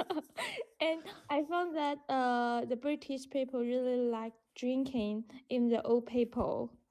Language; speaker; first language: English; non-native, learner; Chinese